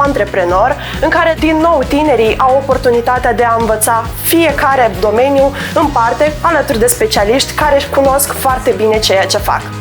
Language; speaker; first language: Romanian; native; Romanian